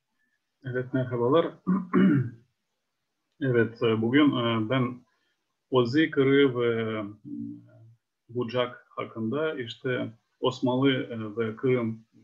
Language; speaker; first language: Turkish; non-native, fluent; Ukrainian